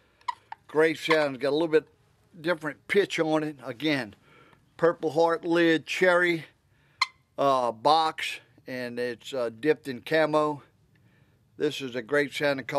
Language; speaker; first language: English; native; English